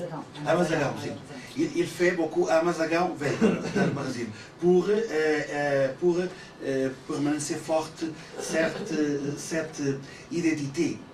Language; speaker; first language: French; non-native, learner; Portuguese